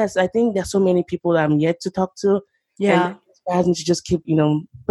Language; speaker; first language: English; non-native, local second language; Yoruba